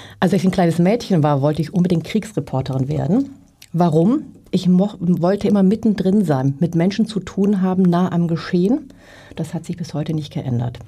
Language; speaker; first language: German; native; German